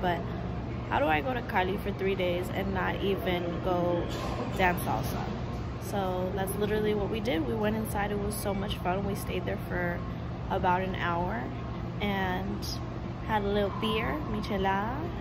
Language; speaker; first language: English; early bilingual, other home language; Spanish